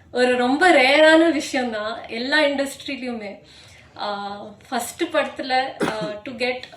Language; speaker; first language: Tamil; non-native, local second language; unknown